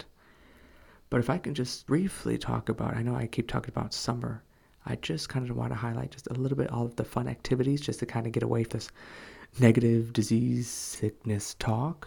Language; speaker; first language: English; native; English